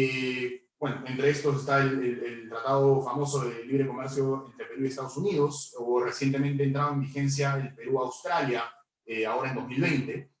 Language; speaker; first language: Spanish; native; Spanish